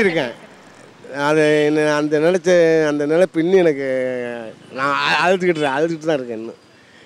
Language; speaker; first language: Tamil; native; Tamil